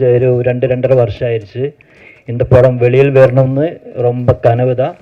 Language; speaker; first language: Tamil; non-native, learner; Malayalam